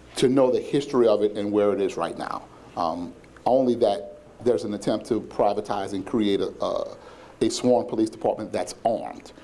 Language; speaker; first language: English; native; English